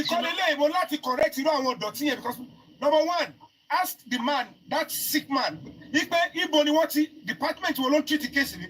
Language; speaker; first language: English; non-native, local second language; Yoruba